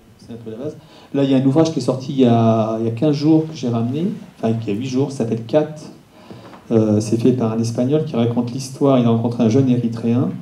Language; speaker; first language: French; native; French